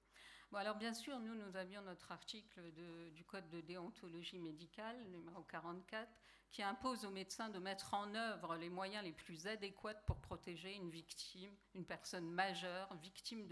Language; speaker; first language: French; native; French